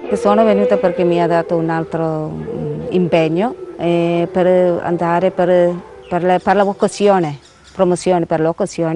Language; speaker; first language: Italian; non-native, learner; Malayalam